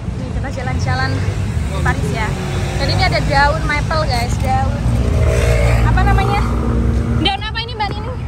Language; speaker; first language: Indonesian; native; Indonesian